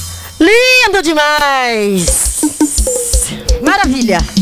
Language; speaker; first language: Portuguese; native; Portuguese